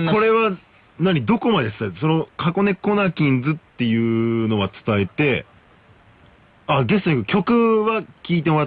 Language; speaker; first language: Japanese; native; Japanese